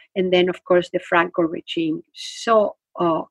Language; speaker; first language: English; non-native, fluent; Spanish